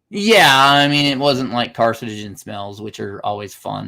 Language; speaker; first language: English; native; English